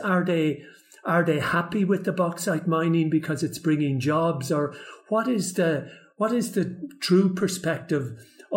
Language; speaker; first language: English; native; English